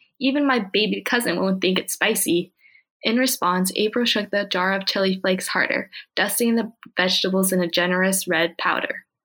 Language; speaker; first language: English; early bilingual, other home language; Korean